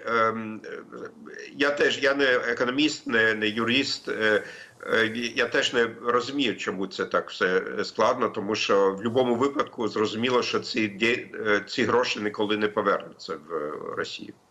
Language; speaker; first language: Ukrainian; non-native, fluent; German